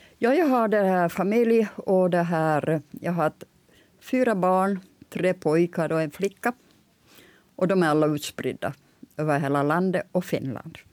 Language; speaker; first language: Swedish; native; Swedish